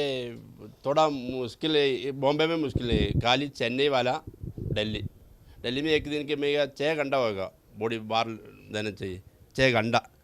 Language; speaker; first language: Hindi; non-native, local second language; Malayalam